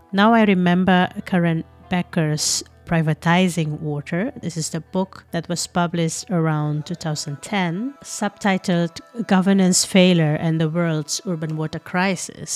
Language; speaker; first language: English; non-native, fluent; Indonesian